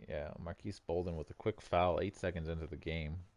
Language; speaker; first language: English; native; English